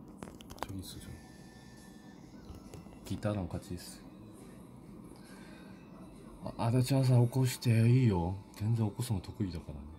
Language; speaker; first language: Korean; non-native, fluent; Japanese